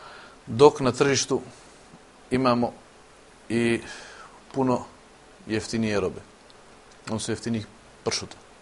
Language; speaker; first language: Serbian; native; Serbian